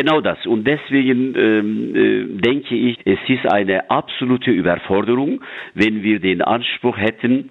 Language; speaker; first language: German; non-native, fluent; Turkish